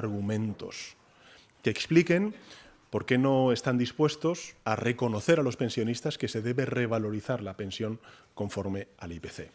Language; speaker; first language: Spanish; native; Spanish